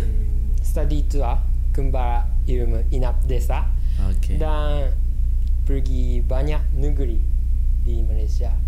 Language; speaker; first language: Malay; non-native, learner; Japanese